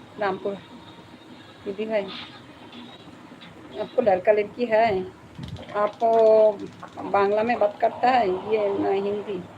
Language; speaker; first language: Hindi; non-native, local second language; Bangla